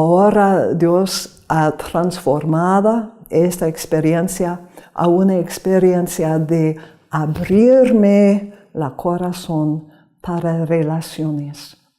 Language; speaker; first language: Spanish; non-native, learner; English